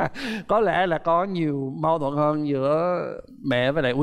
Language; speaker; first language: Vietnamese; non-native, fluent; English